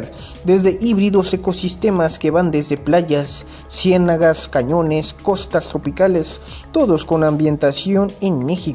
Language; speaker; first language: Spanish; native; Spanish